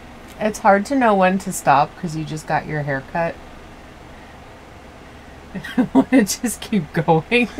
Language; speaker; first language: English; native; English